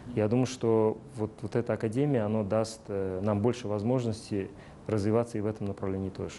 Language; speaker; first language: Russian; non-native, local second language; Uzbek